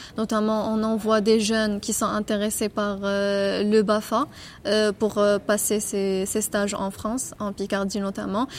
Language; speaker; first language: French; non-native, local second language; Arabic